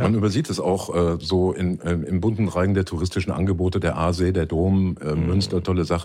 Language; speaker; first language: German; native; German